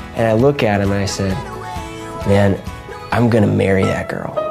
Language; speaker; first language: English; native; English